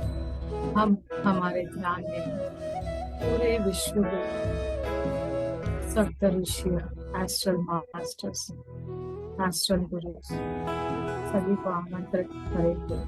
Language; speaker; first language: Hindi; native; Hindi